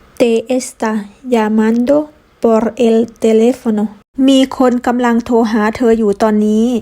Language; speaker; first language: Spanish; non-native, fluent; Thai